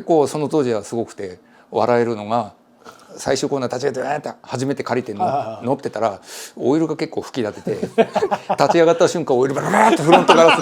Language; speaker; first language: Japanese; native; Japanese